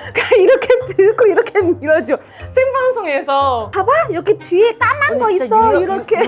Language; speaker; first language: Korean; non-native, fluent; Chinese